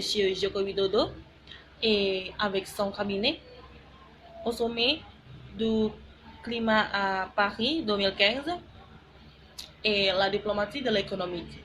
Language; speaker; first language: French; non-native, learner; Indonesian